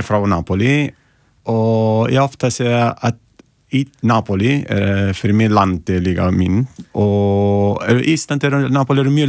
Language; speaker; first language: Icelandic; non-native, learner; Italian